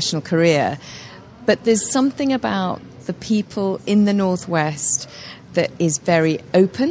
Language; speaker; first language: English; native; English